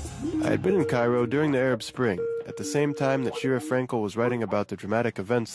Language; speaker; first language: English; non-native, fluent; Hebrew